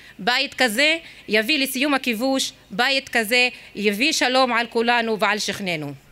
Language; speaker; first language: Hebrew; non-native, local second language; Arabic